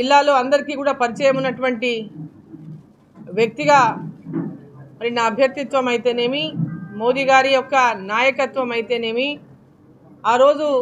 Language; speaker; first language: Telugu; native; Telugu